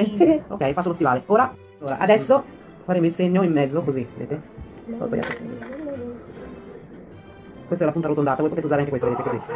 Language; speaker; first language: Italian; native; Italian